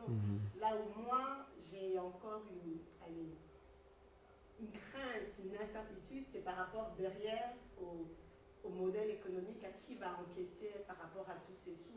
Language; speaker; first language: French; native; French